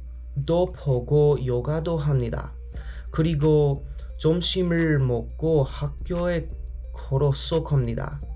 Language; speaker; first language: Korean; non-native, learner; English